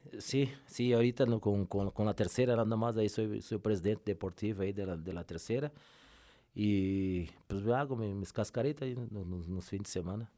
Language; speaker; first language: Spanish; non-native, fluent; Portuguese